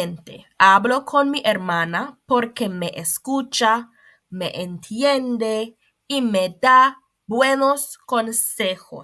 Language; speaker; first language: Spanish; non-native, fluent; English